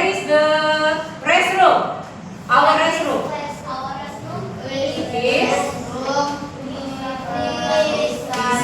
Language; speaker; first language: English; non-native, learner; Indonesian